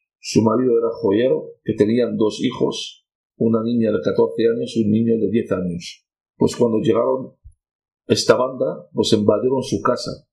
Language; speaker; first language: Spanish; non-native, fluent; Arabic